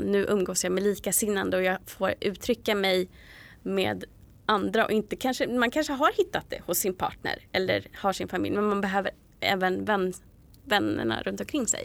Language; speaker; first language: Swedish; native; Swedish